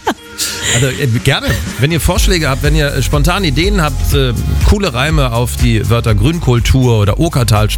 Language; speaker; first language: German; native; German